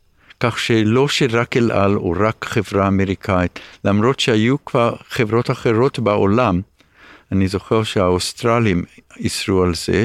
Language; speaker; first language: Hebrew; early bilingual, other home language; English